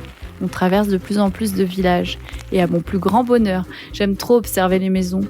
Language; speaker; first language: French; native; French